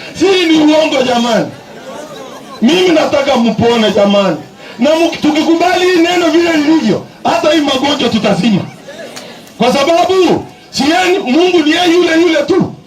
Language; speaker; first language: Swahili; non-native, local second language; Kalenjin